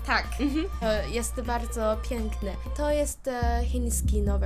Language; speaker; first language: Polish; non-native, learner; Chinese